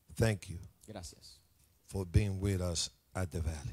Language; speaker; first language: English; non-native, fluent; Spanish